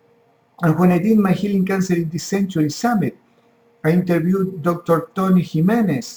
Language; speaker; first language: English; non-native, fluent; Spanish